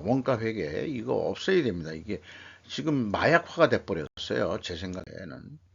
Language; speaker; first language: Korean; native; Korean